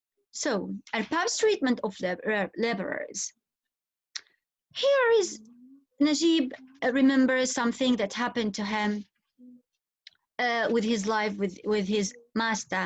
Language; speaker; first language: English; non-native, fluent; Arabic